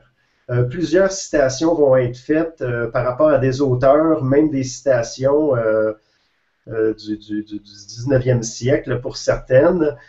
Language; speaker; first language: French; native; French